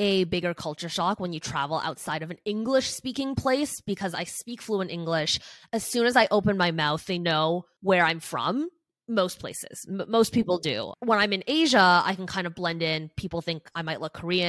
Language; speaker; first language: English; early bilingual, other home language; Chinese